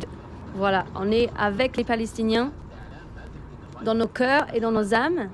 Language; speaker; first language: French; native; French